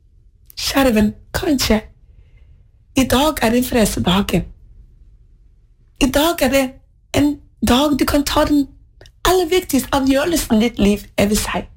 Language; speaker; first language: Norwegian; non-native, fluent; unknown